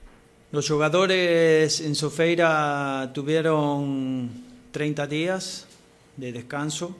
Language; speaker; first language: Portuguese; non-native, learner; Spanish